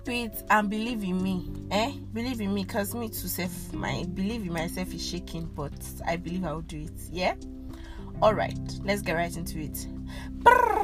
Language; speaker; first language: English; non-native, local second language; Yoruba